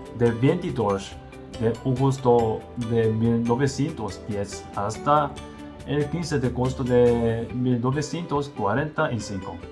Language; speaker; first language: Spanish; non-native, learner; Korean